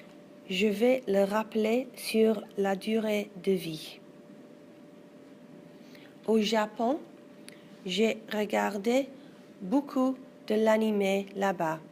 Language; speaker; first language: French; non-native, learner; English